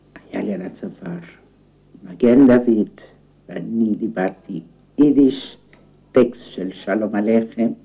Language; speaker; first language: Hebrew; non-native, fluent; Romanian